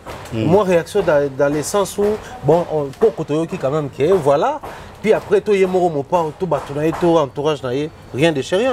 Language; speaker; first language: French; non-native, local second language; Lingala